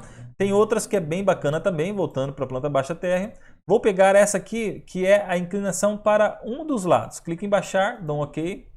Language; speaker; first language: Portuguese; native; Portuguese